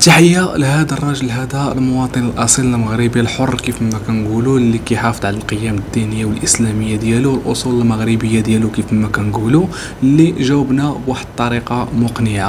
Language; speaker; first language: Arabic; native; Arabic